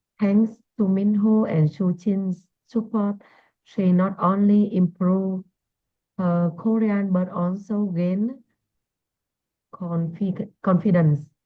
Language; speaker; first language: English; non-native, learner; Vietnamese